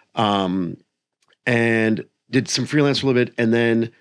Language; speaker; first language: English; native; English